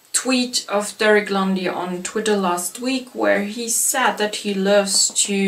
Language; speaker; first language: English; non-native, fluent; German